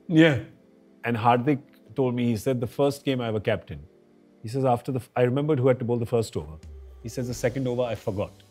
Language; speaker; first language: English; non-native, local second language; Hindi